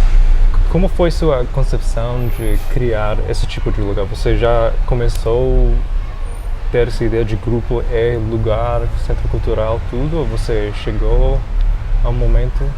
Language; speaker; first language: Portuguese; non-native, fluent; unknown